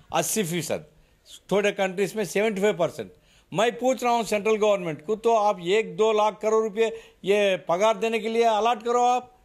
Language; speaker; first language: Hindi; non-native, local second language; Urdu